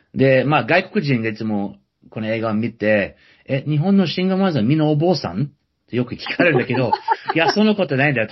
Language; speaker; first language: Japanese; non-native, fluent; English